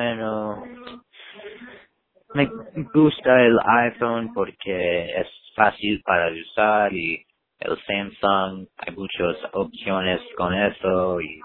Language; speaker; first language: Spanish; non-native, learner; English